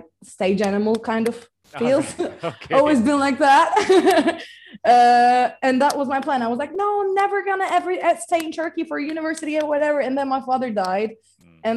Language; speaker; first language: English; non-native, fluent; Turkish